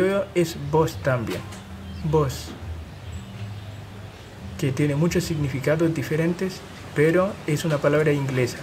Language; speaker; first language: Spanish; non-native, fluent; Haitian Creole